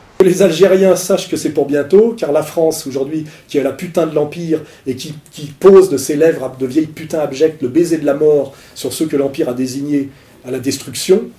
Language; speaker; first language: French; native; French